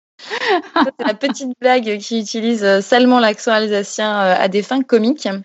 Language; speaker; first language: French; native; French